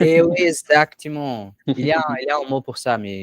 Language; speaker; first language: French; non-native, learner; Portuguese